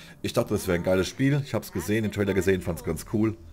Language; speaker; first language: German; native; German